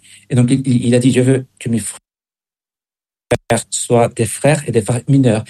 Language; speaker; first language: French; non-native, fluent; Spanish